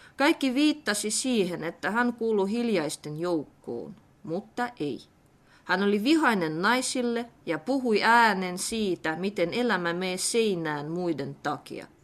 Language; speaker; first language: Finnish; non-native, fluent; Russian